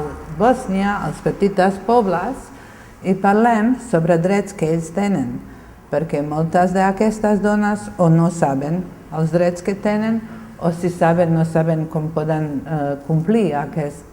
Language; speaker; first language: Catalan; non-native, fluent; Bosnian